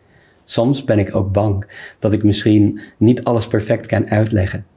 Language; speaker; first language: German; non-native, fluent; English